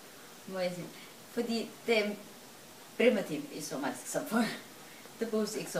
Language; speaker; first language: Danish; non-native, learner; Somali